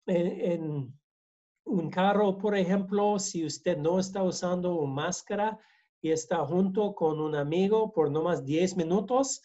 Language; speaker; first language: Spanish; non-native, learner; English